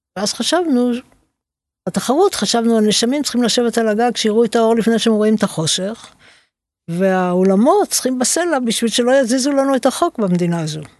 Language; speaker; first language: Hebrew; native; Hebrew